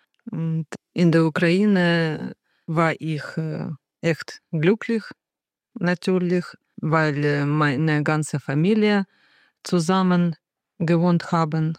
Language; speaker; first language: German; non-native, learner; Ukrainian